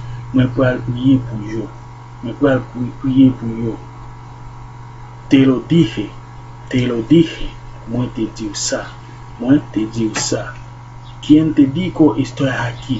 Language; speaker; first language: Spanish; non-native, learner; Haitian Creole